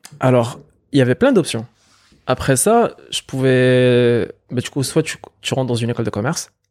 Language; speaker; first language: French; non-native, local second language; Arabic